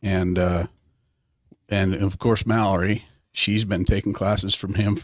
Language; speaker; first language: English; native; English